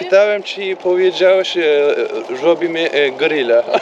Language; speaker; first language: Polish; non-native, learner; Turkish